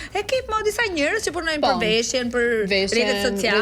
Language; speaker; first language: Albanian; native; Albanian